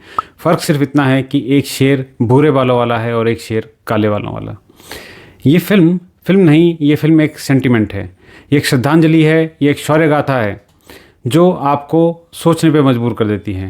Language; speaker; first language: Hindi; native; Hindi